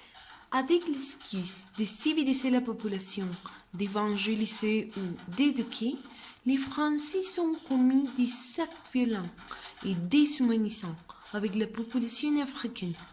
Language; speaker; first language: French; non-native, learner; Spanish